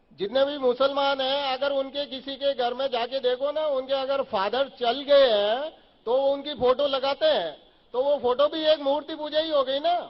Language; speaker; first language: Hindi; native; Hindi